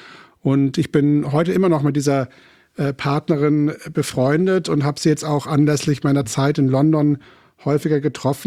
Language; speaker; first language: German; native; German